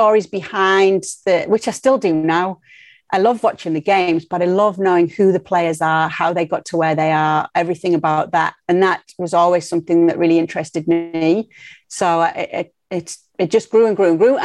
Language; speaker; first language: English; native; English